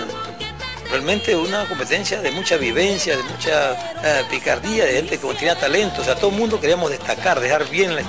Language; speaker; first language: Spanish; native; Spanish